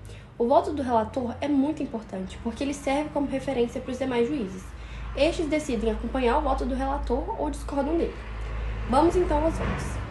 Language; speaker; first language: Portuguese; native; Portuguese